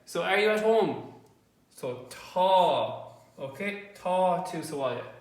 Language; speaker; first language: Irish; non-native, local second language; English